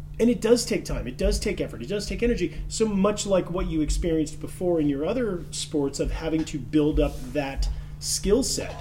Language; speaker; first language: English; native; English